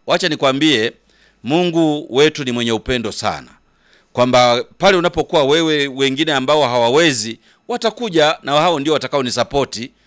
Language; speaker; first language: Swahili; native; Swahili